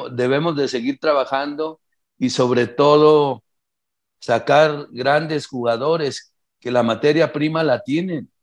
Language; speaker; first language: Spanish; native; Spanish